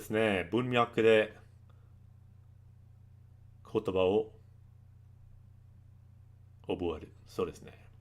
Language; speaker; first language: Japanese; non-native, learner; English